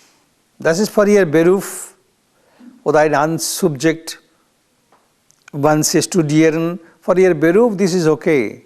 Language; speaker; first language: German; non-native, learner; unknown